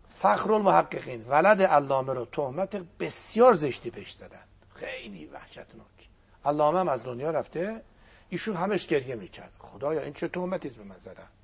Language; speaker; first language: Persian; non-native, local second language; Azerbaijani